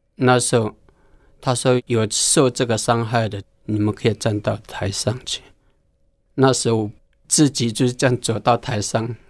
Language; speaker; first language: Chinese; non-native, local second language; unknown